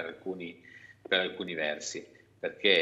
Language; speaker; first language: Italian; native; Italian